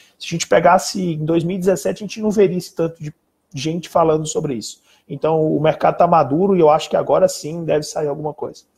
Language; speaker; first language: Portuguese; native; Portuguese